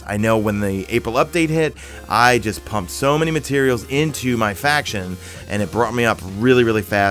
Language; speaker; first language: English; native; English